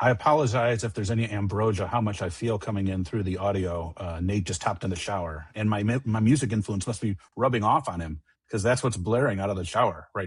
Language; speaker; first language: English; native; English